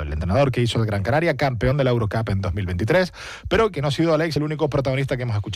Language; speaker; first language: Spanish; native; Spanish